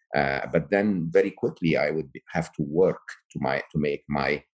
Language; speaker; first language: English; non-native, fluent; Arabic